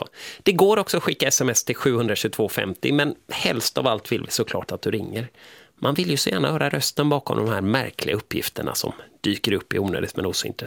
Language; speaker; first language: Swedish; native; Swedish